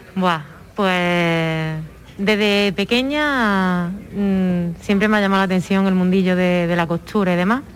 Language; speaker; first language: Spanish; native; Spanish